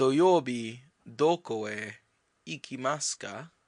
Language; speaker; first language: Japanese; non-native, learner; English